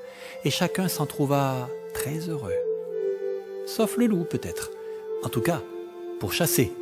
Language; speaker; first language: French; native; French